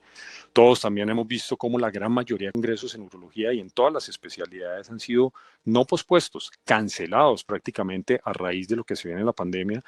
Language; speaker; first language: Spanish; native; Spanish